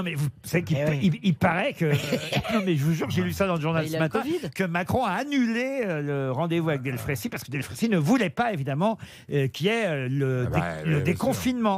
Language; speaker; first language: French; native; French